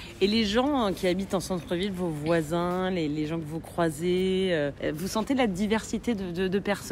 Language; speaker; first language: French; native; French